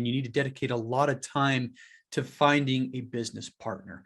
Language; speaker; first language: English; native; English